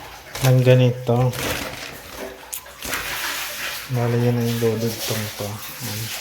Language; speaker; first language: Filipino; native; Filipino